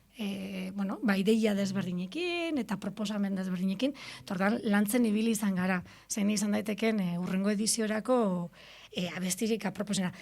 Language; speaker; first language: Basque; native; Basque